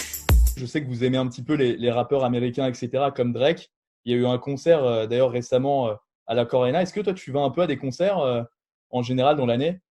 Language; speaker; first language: French; native; French